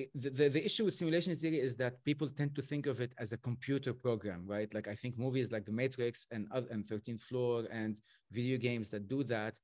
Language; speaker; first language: English; non-native, fluent; Arabic